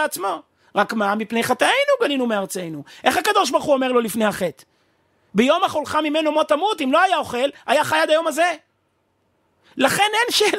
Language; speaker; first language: Hebrew; native; Hebrew